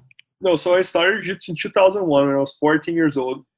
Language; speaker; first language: English; non-native, fluent; Portuguese